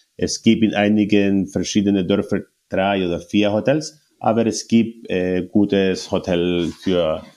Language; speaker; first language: German; non-native, learner; Spanish